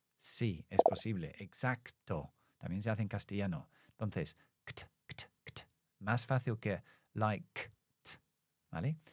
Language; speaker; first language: Spanish; non-native, fluent; English